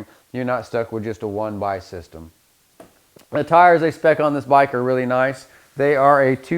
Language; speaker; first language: English; native; English